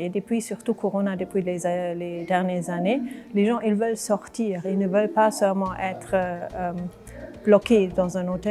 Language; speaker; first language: French; non-native, fluent; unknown